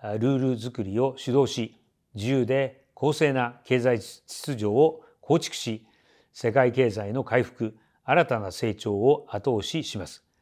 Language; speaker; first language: Japanese; native; Japanese